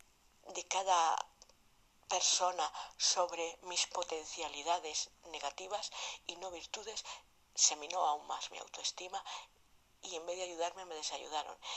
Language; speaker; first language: Spanish; native; Spanish